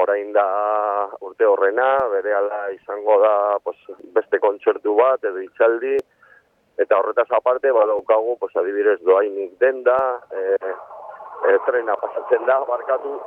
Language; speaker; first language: Basque; non-native, local second language; Spanish